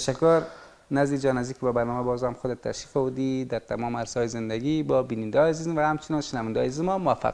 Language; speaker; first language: Persian; native; Persian